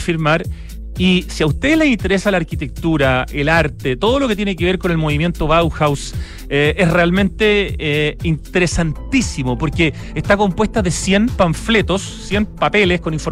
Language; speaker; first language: Spanish; native; Spanish